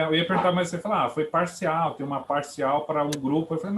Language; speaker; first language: Portuguese; native; Portuguese